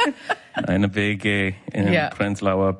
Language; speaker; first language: German; non-native, learner; English